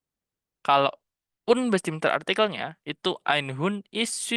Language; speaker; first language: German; non-native, fluent; Indonesian